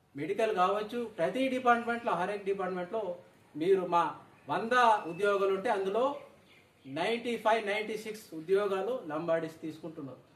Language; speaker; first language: Telugu; non-native, local second language; Gondi